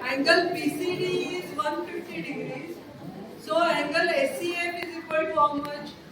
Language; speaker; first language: English; non-native, local second language; Marathi